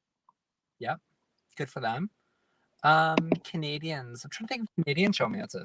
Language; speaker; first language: English; native; English